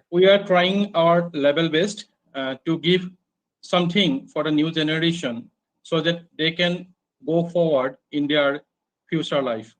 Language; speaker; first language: English; non-native, local second language; Assamese